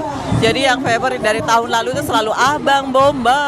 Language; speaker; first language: Indonesian; native; Indonesian